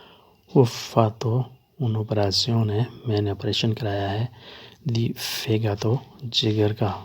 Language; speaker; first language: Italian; non-native, learner; Urdu